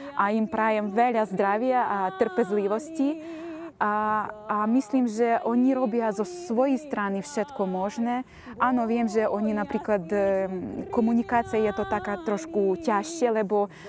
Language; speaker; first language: Slovak; non-native, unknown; Ukrainian